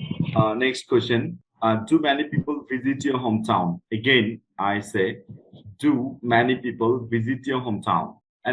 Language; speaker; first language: English; non-native, fluent; Bangla